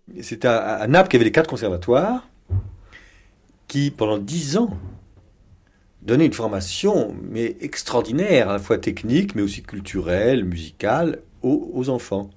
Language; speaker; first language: French; non-native, fluent; Italian